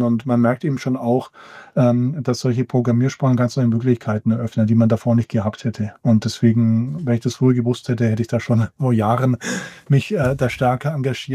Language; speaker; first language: German; native; German